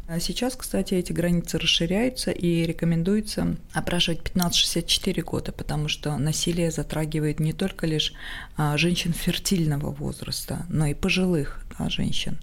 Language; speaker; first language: Russian; non-native, local second language; Tajik